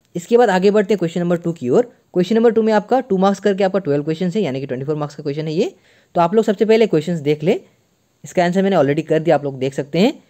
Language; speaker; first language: Hindi; non-native, local second language; Assamese